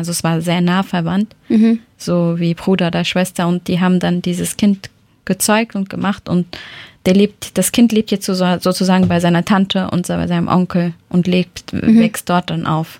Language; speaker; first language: German; early bilingual, other home language; Turkish